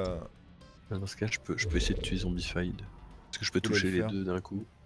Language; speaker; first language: French; native; French